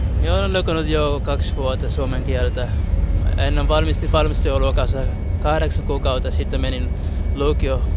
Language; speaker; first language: Finnish; non-native, learner; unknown